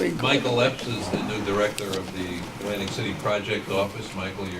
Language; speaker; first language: English; native; English